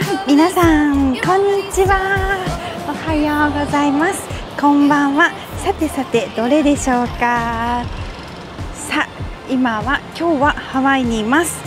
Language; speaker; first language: Japanese; native; Japanese